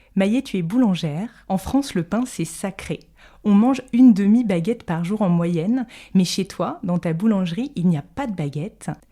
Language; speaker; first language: French; native; French